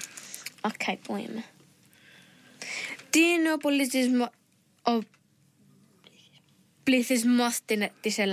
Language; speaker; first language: Greek; early bilingual, heritage; Greek